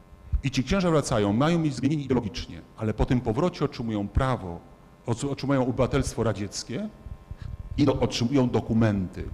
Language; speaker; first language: Polish; native; Polish